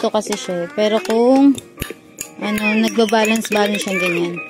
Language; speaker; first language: Filipino; native; Filipino